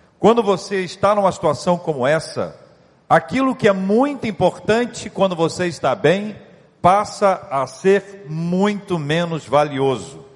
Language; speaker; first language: Portuguese; native; Portuguese